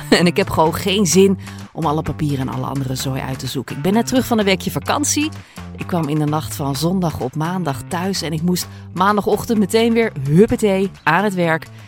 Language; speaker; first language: Dutch; native; Dutch